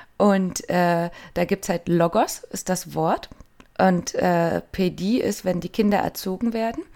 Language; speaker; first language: German; native; German